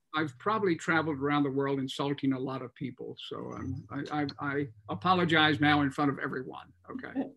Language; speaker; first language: English; native; English